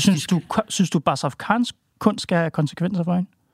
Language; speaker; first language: Danish; native; Danish